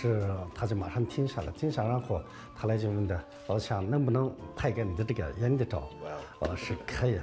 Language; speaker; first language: Chinese; native; Chinese